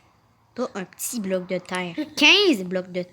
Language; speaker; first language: French; native; French